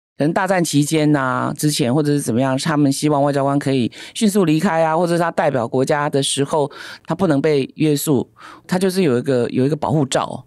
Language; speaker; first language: Chinese; native; Chinese